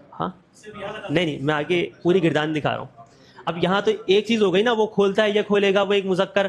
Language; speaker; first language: Urdu; native; Urdu